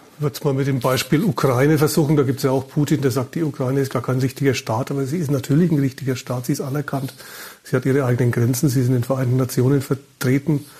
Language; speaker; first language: German; native; German